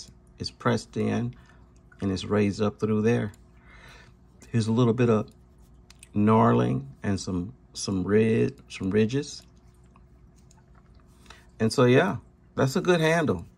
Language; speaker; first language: English; native; English